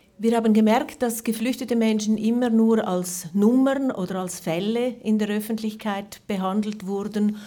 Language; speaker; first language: German; native; German